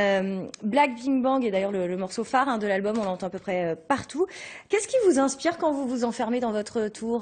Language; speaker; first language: French; native; French